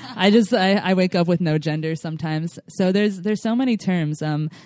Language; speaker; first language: English; native; English